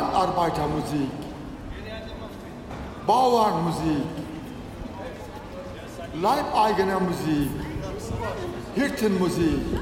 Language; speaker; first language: German; non-native, fluent; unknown